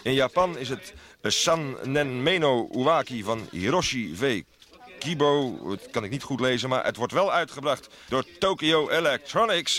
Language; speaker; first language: Dutch; native; Dutch